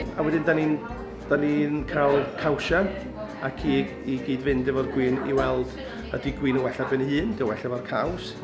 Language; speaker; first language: Welsh; native; Welsh